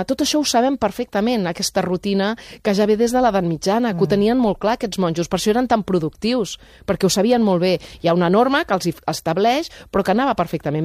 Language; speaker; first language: Catalan; native; Catalan